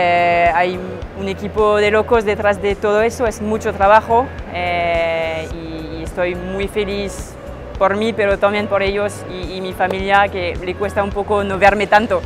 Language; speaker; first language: Spanish; non-native, fluent; French